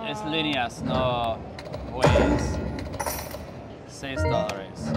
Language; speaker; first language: Spanish; non-native, learner; English